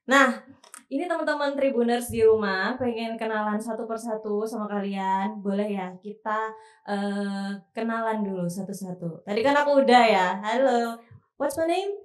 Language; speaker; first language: Indonesian; native; Indonesian